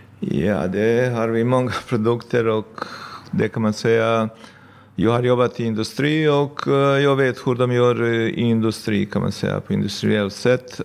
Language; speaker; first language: Swedish; non-native, fluent; Bosnian